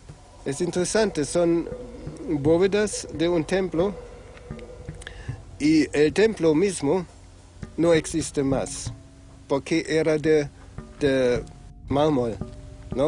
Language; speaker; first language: Spanish; non-native, fluent; German